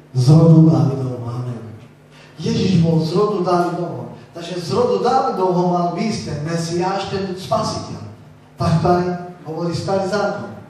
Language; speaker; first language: Slovak; non-native, local second language; Romany